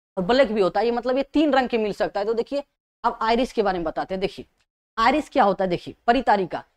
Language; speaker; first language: Hindi; native; Hindi